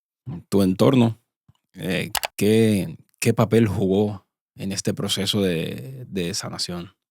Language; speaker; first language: Spanish; native; Spanish